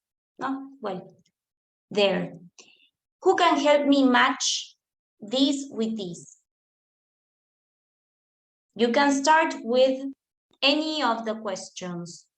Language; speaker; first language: English; non-native, fluent; Spanish